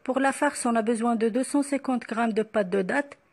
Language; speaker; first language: French; non-native, local second language; Arabic